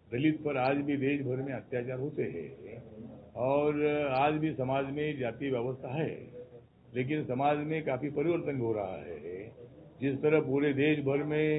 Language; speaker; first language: Hindi; non-native, local second language; Marathi